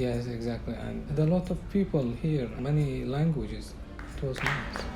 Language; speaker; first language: English; non-native, learner; Arabic